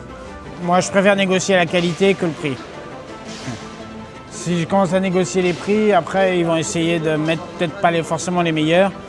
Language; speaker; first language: French; native; French